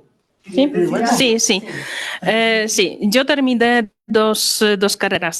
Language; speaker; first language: Spanish; non-native, fluent; Polish